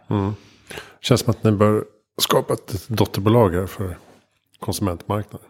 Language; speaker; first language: Swedish; native; Swedish